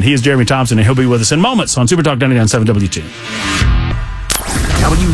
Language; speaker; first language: English; native; English